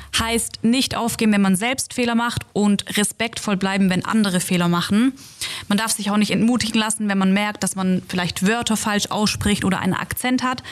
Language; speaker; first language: German; native; German